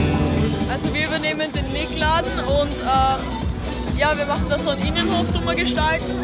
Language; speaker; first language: German; native; German